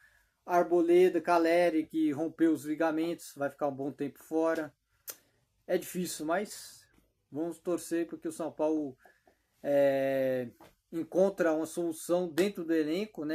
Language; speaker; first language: Portuguese; native; Portuguese